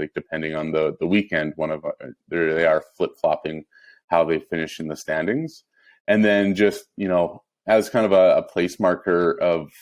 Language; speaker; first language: English; native; English